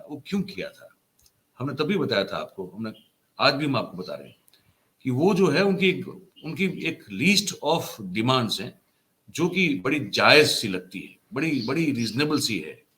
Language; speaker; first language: Hindi; non-native, local second language; Gujarati